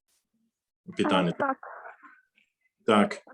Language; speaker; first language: Ukrainian; non-native, fluent; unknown